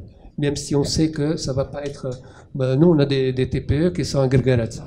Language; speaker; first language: French; non-native, local second language; Arabic